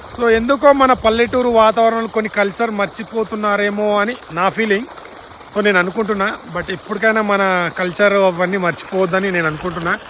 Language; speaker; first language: Telugu; native; Telugu